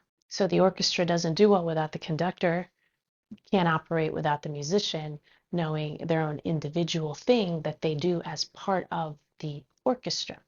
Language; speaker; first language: English; native; English